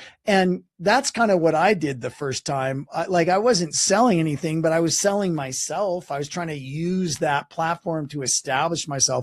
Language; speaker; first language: English; native; English